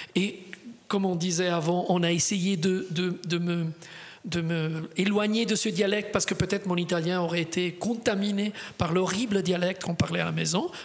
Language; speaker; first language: French; non-native, fluent; Italian